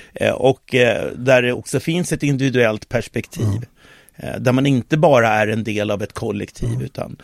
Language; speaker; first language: Swedish; early bilingual, other home language; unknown